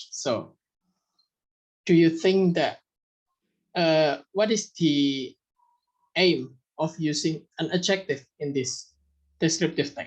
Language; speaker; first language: English; non-native, fluent; Indonesian